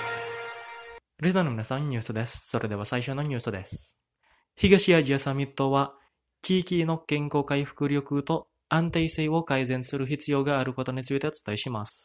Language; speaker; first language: Japanese; non-native, fluent; Indonesian